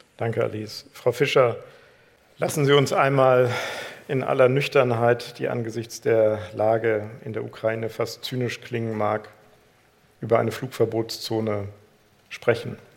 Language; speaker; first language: German; native; German